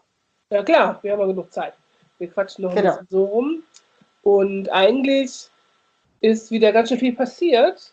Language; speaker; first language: German; native; German